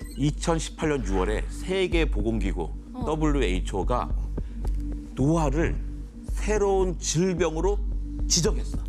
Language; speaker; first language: Korean; native; Korean